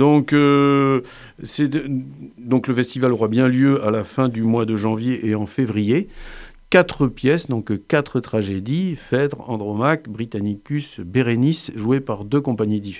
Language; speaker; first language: French; native; French